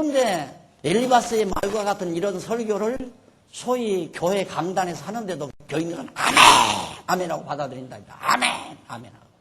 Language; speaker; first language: Korean; native; Korean